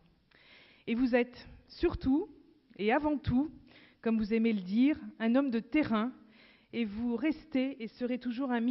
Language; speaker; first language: French; native; French